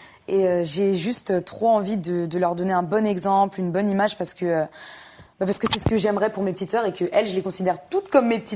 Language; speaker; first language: French; native; French